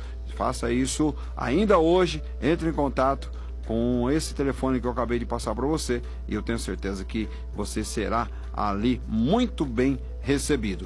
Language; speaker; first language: Portuguese; native; Portuguese